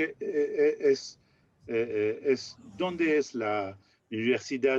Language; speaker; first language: Spanish; non-native, fluent; French